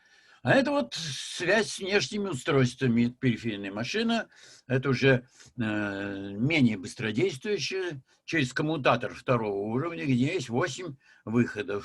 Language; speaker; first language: Russian; native; Russian